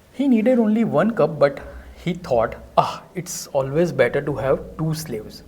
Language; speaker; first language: English; non-native, local second language; Gujarati